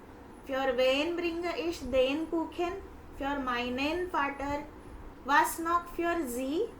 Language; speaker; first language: German; non-native, fluent; Hindi